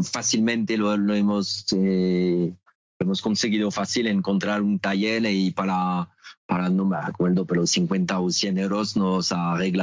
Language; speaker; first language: Spanish; non-native, fluent; French